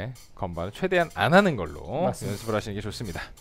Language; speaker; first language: Korean; native; Korean